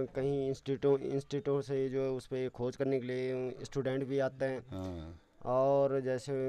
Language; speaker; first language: Hindi; non-native, local second language; Garhwali